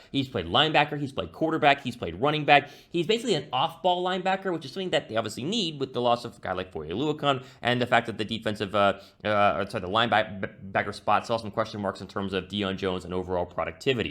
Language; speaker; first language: English; native; English